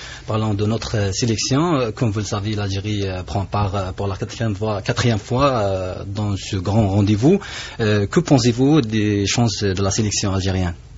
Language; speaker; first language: French; non-native, local second language; Arabic